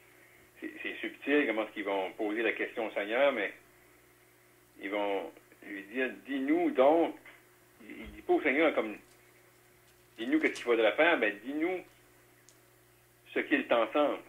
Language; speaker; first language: French; native; French